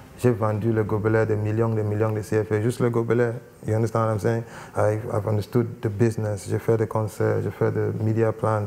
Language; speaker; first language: French; non-native, local second language; English